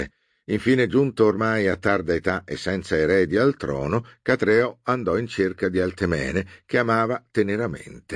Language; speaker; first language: Italian; native; Italian